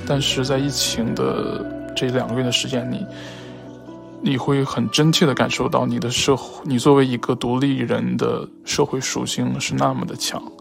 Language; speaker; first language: Chinese; native; Chinese